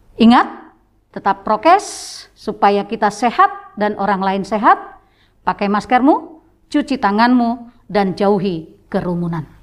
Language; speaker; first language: Indonesian; native; Indonesian